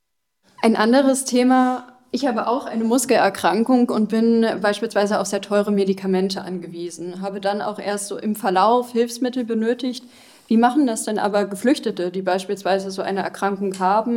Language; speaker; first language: German; native; German